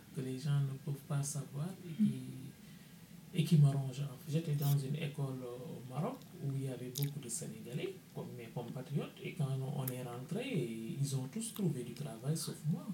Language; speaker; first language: French; non-native, local second language; Wolof